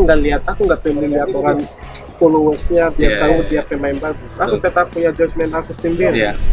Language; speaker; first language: Indonesian; non-native, fluent; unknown